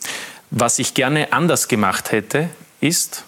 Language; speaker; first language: German; native; German